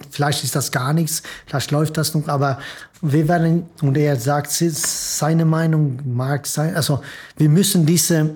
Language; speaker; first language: German; non-native, fluent; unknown